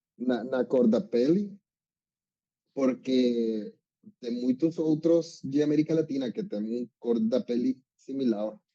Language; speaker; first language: Portuguese; non-native, learner; Spanish